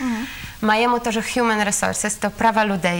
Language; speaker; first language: Ukrainian; non-native, learner; Polish